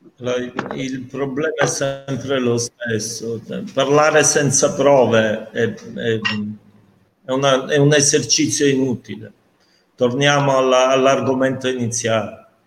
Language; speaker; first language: Italian; native; Italian